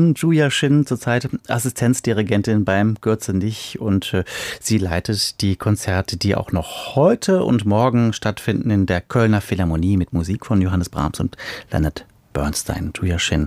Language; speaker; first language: German; native; German